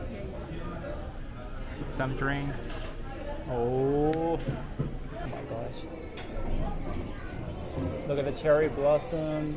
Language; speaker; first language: English; non-native, fluent; Japanese